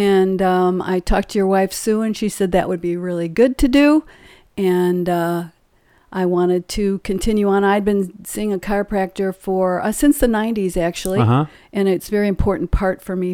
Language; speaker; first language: English; native; English